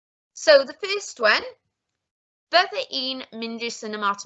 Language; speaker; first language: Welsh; non-native, local second language; English